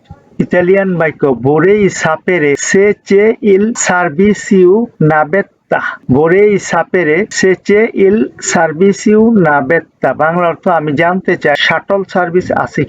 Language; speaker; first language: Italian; non-native, fluent; Bangla